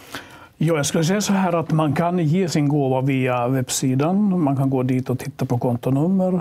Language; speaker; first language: Swedish; non-native, local second language; Finnish